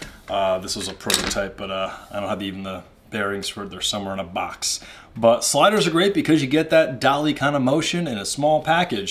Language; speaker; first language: English; native; English